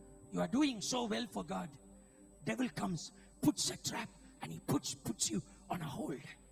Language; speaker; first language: English; non-native, local second language; Tamil